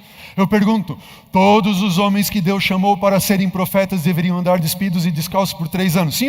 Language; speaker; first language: Portuguese; native; Portuguese